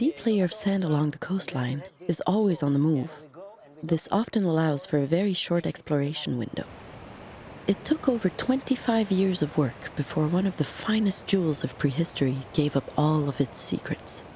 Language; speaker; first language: English; native; English